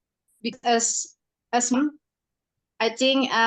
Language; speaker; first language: English; non-native, learner; Indonesian